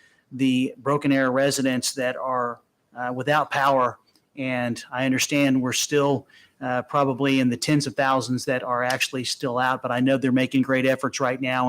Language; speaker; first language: English; native; English